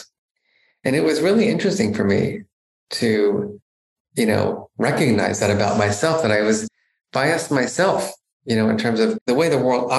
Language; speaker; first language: English; native; English